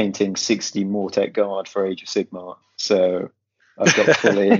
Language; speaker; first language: English; native; English